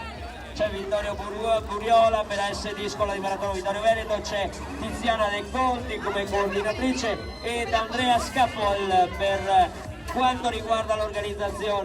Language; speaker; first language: Italian; native; Italian